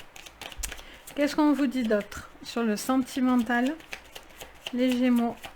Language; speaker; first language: French; native; French